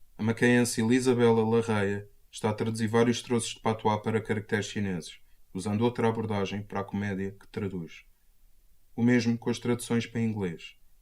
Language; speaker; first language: Portuguese; native; Portuguese